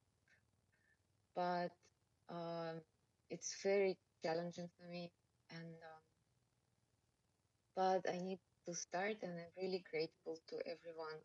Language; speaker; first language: English; non-native, learner; Russian